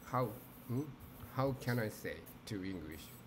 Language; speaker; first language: English; non-native, learner; Japanese